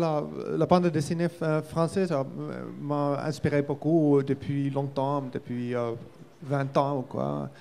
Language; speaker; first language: French; non-native, learner; Finnish